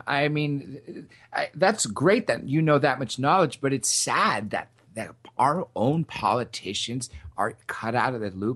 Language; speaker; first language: English; native; English